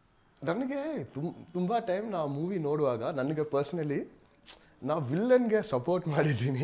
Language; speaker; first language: Kannada; non-native, local second language; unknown